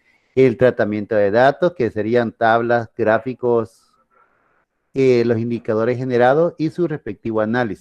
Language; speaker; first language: Spanish; native; Spanish